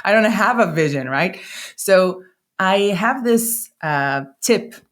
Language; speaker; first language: English; non-native, fluent; Hebrew